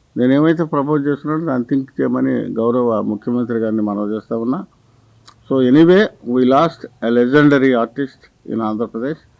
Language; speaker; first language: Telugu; native; Telugu